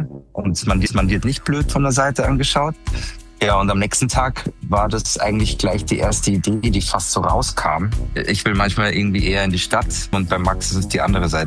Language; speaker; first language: German; native; German